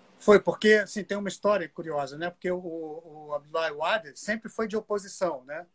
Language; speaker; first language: Portuguese; native; Portuguese